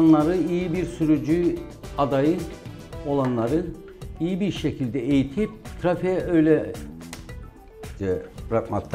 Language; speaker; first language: Turkish; native; Turkish